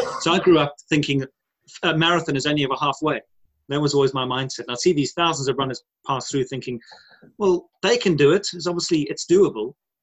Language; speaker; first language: English; native; English